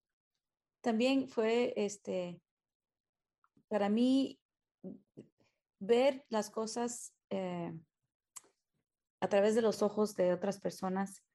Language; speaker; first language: Spanish; early bilingual, heritage; Spanish